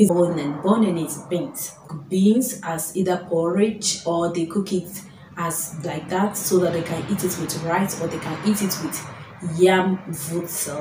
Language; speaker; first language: English; non-native, local second language; Igbo